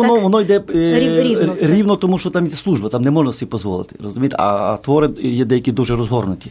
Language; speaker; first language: Ukrainian; native; Ukrainian